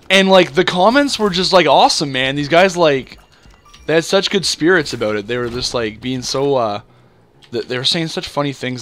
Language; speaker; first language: English; native; English